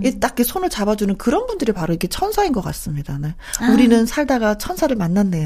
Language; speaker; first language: Korean; native; Korean